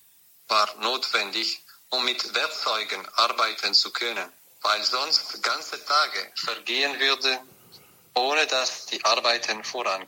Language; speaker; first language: German; non-native, fluent; French